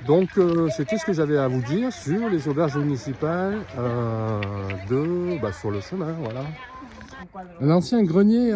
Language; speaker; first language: French; native; French